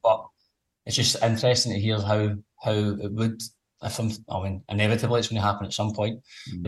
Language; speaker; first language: English; native; English